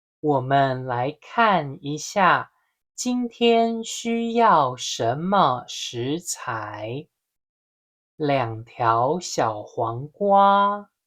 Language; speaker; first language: Chinese; native; Chinese